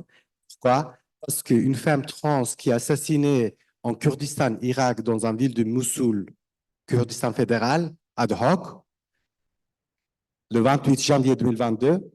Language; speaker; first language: French; non-native, learner; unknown